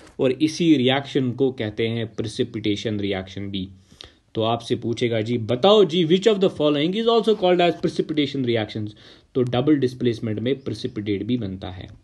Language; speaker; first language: Hindi; non-native, local second language; Kashmiri